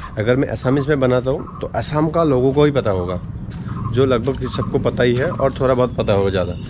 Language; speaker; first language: Hindi; non-native, local second language; Assamese